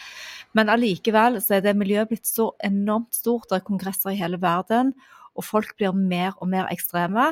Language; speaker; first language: Norwegian; native; Norwegian